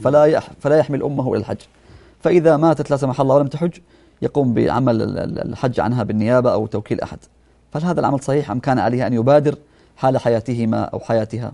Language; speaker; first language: Arabic; native; Arabic